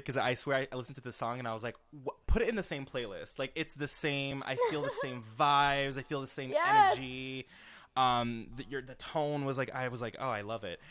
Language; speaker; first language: English; non-native, fluent; French